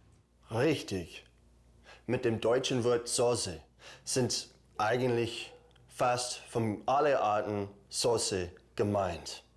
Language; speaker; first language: German; non-native, fluent; English